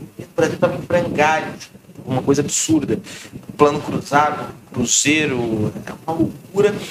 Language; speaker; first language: Portuguese; native; Portuguese